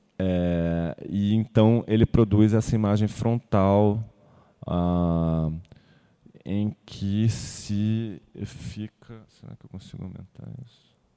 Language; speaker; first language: Portuguese; native; Portuguese